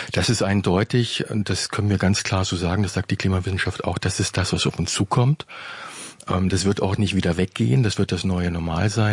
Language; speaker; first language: German; native; German